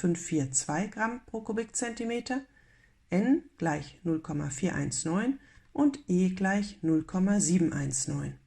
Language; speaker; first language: German; native; German